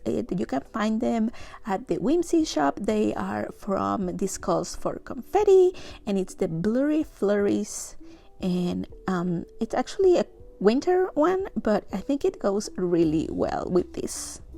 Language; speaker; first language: English; non-native, fluent; Spanish